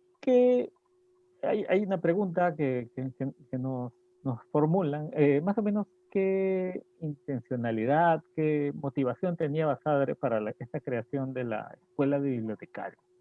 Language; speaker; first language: Spanish; native; Spanish